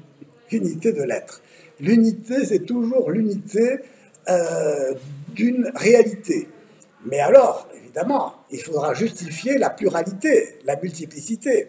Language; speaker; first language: French; native; French